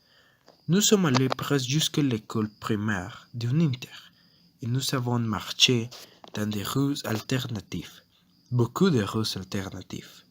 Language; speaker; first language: French; non-native, learner; Spanish